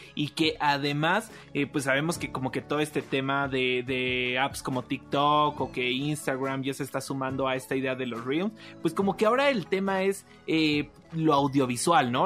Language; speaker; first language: Spanish; native; Spanish